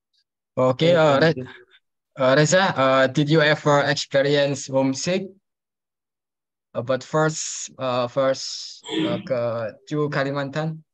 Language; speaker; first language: English; non-native, learner; Indonesian